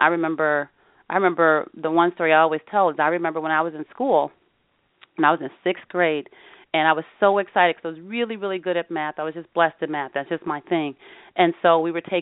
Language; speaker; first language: English; native; English